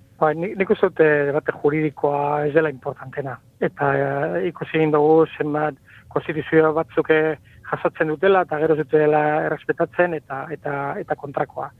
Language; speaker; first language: Basque; non-native, local second language; Spanish